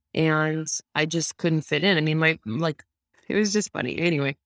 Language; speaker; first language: English; early bilingual, other home language; Russian